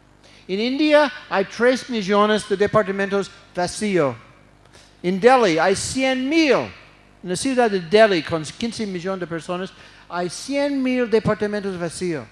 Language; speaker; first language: Spanish; non-native, fluent; English